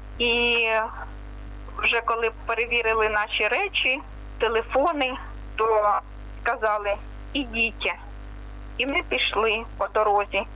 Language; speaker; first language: Ukrainian; non-native, local second language; Russian